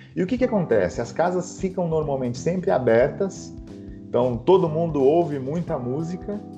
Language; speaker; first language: Portuguese; native; Portuguese